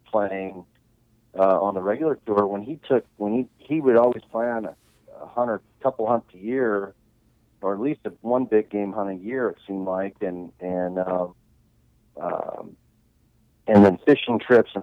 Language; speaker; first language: English; native; English